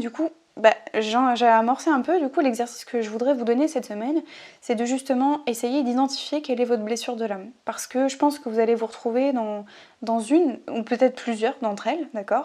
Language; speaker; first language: French; native; French